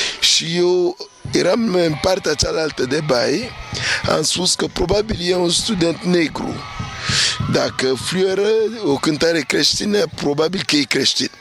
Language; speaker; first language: Romanian; non-native, fluent; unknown